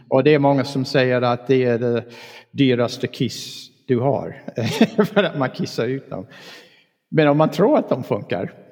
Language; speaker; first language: Swedish; non-native, fluent; English